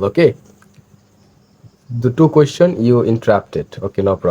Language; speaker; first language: English; non-native, fluent; Bangla